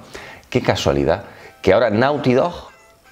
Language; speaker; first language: Spanish; native; Spanish